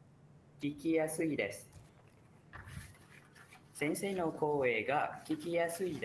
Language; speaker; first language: Japanese; non-native, learner; Malay